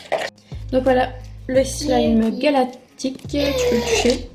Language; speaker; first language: French; native; French